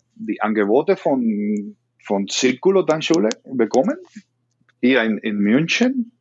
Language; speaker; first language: German; non-native, fluent; Spanish